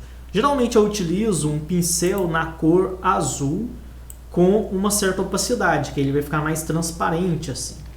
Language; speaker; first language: Portuguese; native; Portuguese